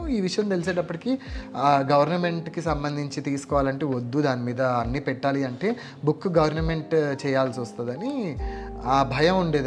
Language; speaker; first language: Telugu; non-native, local second language; Lambadi